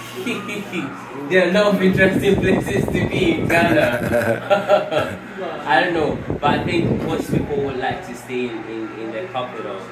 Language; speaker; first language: English; non-native, local second language; Akan